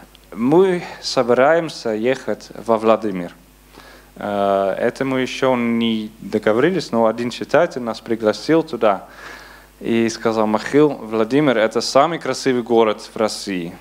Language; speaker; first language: Russian; non-native, learner; Dutch